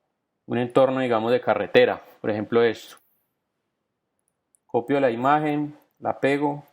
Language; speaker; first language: Spanish; native; Spanish